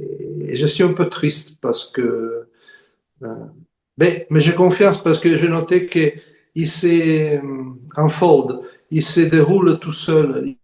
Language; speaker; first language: French; non-native, fluent; Italian